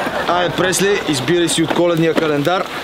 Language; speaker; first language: Bulgarian; native; Bulgarian